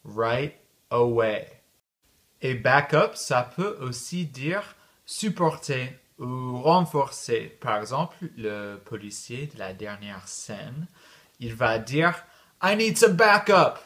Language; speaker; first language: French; non-native, fluent; English